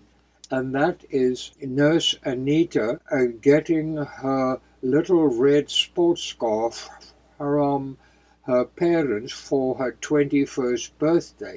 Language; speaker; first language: English; native; English